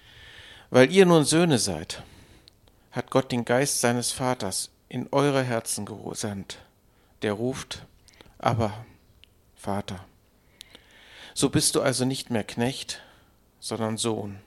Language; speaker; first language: German; native; German